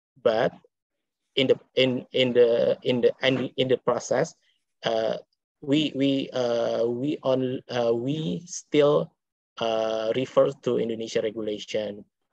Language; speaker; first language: English; non-native, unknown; Indonesian